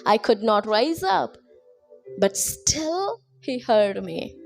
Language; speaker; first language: English; non-native, local second language; Telugu